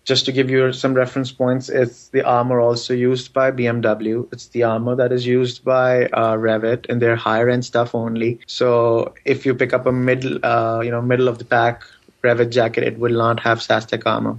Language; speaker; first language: English; non-native, local second language; Urdu